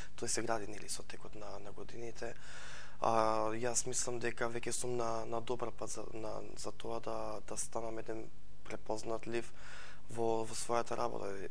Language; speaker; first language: Macedonian; native; Macedonian